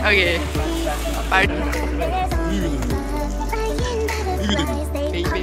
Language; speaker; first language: English; non-native, learner; Japanese